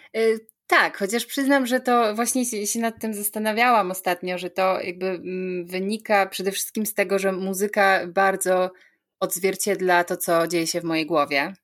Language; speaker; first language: Polish; native; Polish